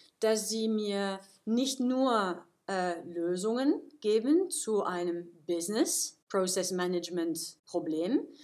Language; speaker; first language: German; non-native, fluent; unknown